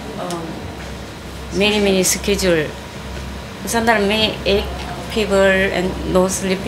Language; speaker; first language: Korean; native; Korean